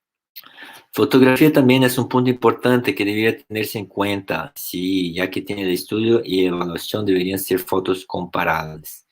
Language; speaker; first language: Spanish; non-native, fluent; Portuguese